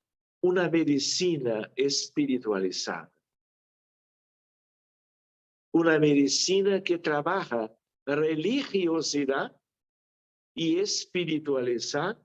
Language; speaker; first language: Spanish; non-native, fluent; Portuguese